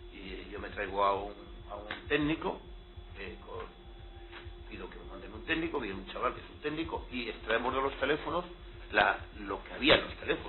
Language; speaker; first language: Spanish; native; Spanish